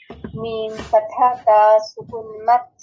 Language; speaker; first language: Arabic; non-native, learner; Bangla